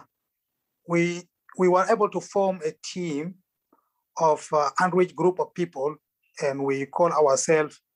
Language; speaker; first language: English; non-native, fluent; Arabic